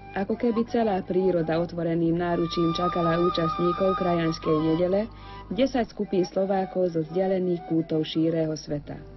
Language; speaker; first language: Slovak; early bilingual, heritage; Slovak